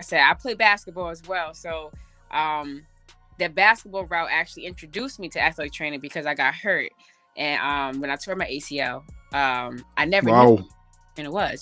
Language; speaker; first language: English; early bilingual, other home language; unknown